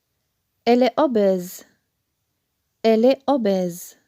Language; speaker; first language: French; non-native, local second language; Arabic